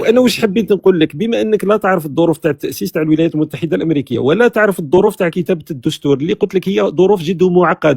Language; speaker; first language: Arabic; native; Arabic